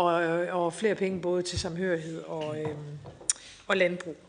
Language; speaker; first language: Danish; native; Danish